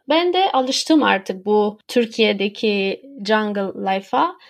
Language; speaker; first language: Turkish; early bilingual, heritage; Turkish